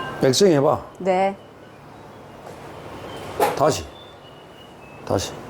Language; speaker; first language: Korean; native; Korean